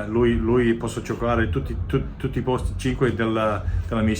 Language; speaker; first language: Italian; non-native, learner; English